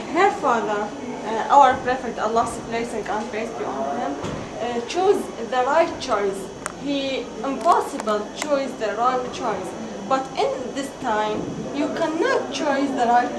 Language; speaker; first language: English; non-native, learner; Arabic